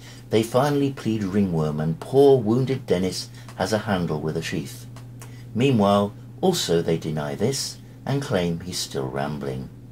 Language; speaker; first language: English; native; English